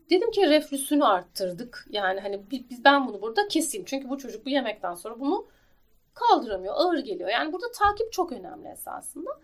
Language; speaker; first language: Turkish; native; Turkish